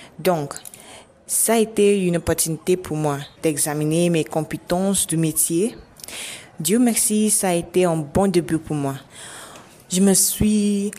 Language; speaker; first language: French; non-native, learner; Igbo